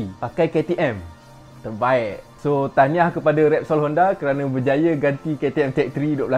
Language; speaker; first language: Malay; native; Malay